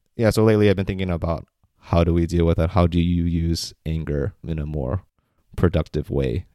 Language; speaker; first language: English; native; English